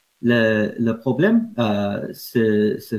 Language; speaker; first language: French; non-native, learner; English